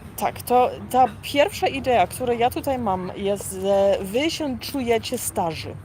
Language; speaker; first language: Polish; early bilingual, heritage; Polish